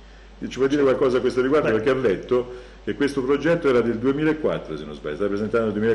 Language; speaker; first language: Italian; native; Italian